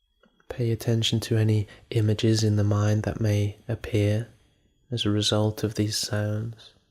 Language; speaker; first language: English; native; English